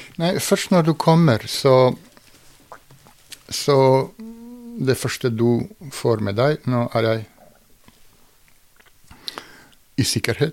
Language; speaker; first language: Norwegian; non-native, fluent; Bosnian